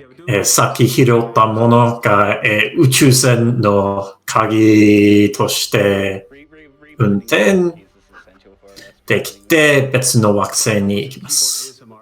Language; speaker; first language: Japanese; non-native, fluent; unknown